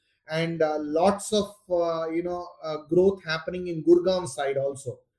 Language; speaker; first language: English; non-native, local second language; Tamil